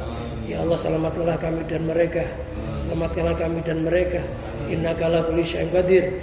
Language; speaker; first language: Indonesian; native; Indonesian